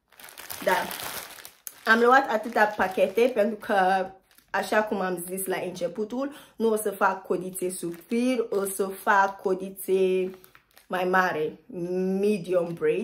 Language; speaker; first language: Romanian; non-native, fluent; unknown